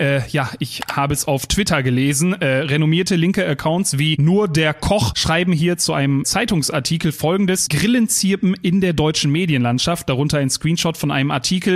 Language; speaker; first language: German; native; German